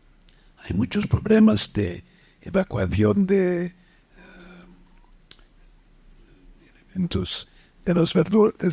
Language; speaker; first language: Spanish; non-native, fluent; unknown